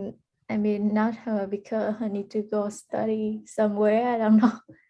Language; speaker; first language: English; early bilingual, heritage; Vietnamese